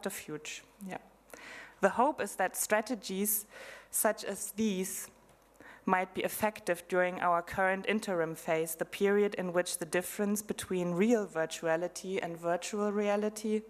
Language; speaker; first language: English; non-native, fluent; German